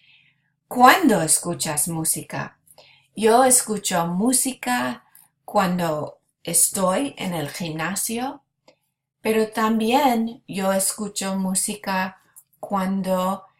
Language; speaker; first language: Spanish; non-native, fluent; English